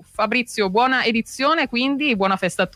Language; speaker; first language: Italian; native; Italian